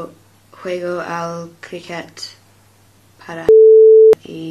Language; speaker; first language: Spanish; non-native, learner; English